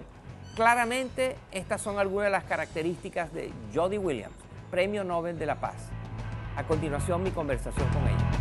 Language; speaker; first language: Spanish; native; Spanish